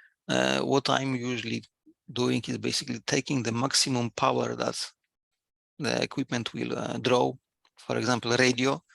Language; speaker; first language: English; non-native, fluent; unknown